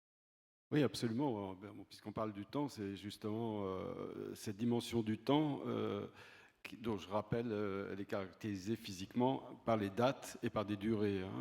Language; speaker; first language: French; native; French